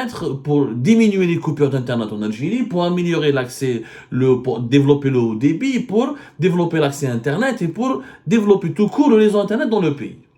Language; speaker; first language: French; non-native, local second language; Arabic